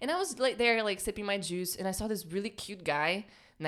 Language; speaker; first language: English; non-native, fluent; Portuguese